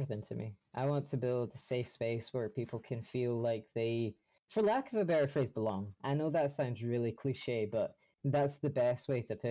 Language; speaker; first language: English; native; English